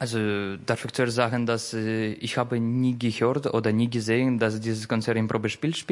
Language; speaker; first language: German; non-native, learner; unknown